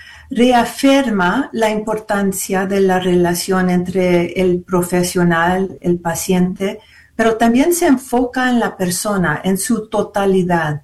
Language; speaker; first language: Spanish; early bilingual, heritage; Spanish